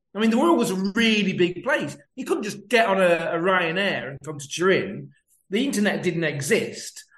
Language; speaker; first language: English; native; English